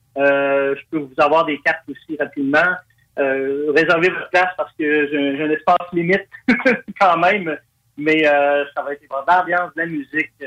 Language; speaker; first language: French; native; French